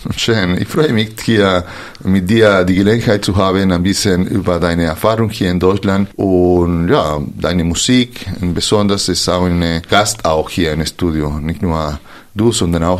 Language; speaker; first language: German; non-native, fluent; Spanish